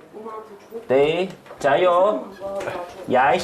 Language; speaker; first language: Chinese; non-native, fluent; Turkish